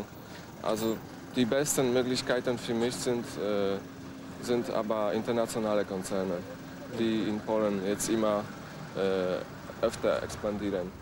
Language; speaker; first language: German; non-native, fluent; Polish